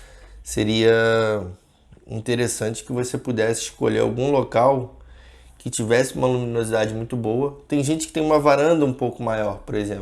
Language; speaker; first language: Portuguese; native; Portuguese